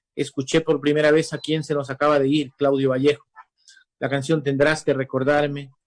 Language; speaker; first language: Spanish; native; Spanish